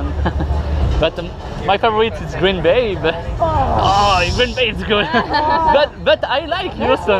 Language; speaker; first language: English; non-native, learner; French